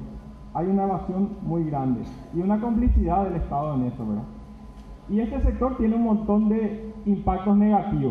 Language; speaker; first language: Spanish; native; Spanish